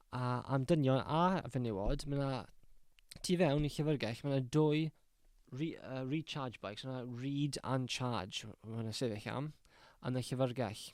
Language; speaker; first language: Welsh; non-native, local second language; English